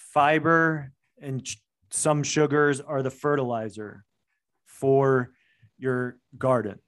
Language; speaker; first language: English; native; English